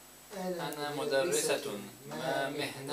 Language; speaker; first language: Arabic; non-native, learner; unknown